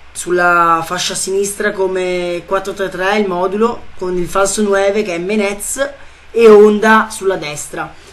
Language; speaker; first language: Italian; native; Italian